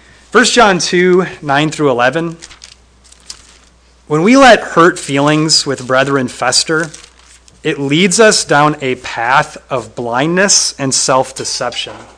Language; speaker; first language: English; native; English